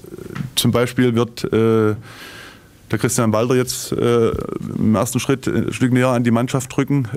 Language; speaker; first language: German; native; German